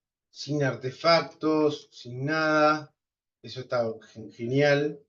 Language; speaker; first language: Spanish; native; Spanish